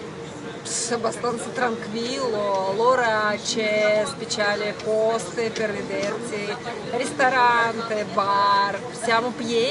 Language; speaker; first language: Italian; non-native, learner; Russian